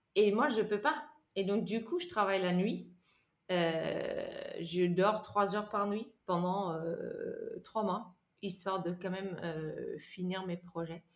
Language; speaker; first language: French; non-native, fluent; Dutch